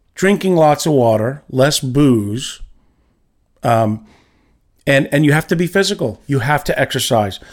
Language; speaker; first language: English; native; English